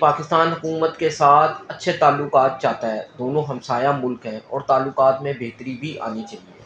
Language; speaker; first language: Urdu; non-native, local second language; Punjabi